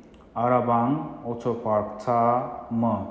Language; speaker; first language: Turkish; non-native, fluent; Kazakh